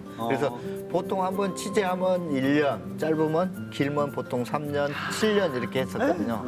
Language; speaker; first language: Korean; native; Korean